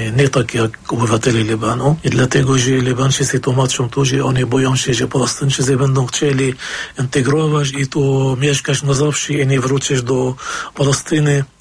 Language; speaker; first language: Polish; non-native, fluent; Arabic